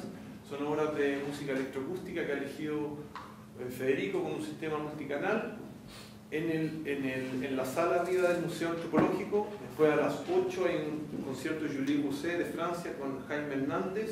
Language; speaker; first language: Spanish; native; Spanish